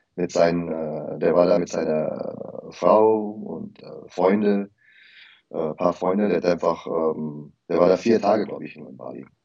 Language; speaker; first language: German; early bilingual, heritage; Indonesian